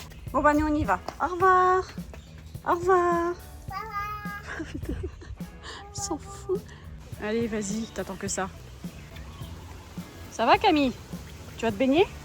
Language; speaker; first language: French; native; French